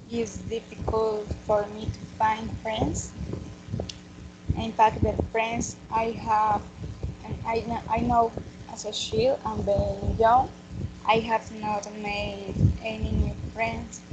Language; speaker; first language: English; non-native, learner; Spanish